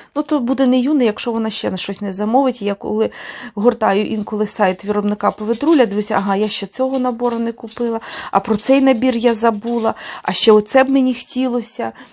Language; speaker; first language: Ukrainian; native; Ukrainian